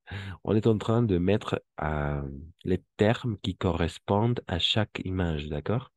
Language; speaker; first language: French; non-native, fluent; Spanish